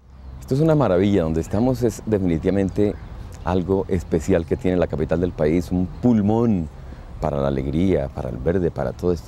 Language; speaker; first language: Spanish; native; Spanish